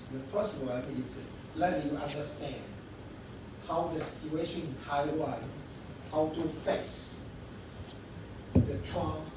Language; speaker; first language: English; non-native, learner; Chinese